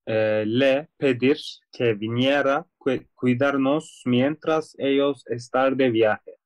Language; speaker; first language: Spanish; non-native, learner; Turkish